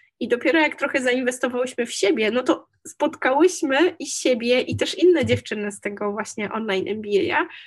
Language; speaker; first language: Polish; native; Polish